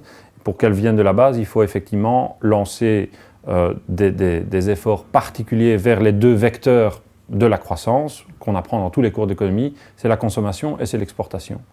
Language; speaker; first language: French; native; French